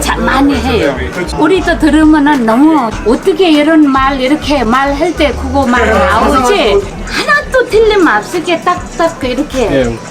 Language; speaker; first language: Korean; non-native, fluent; Nepali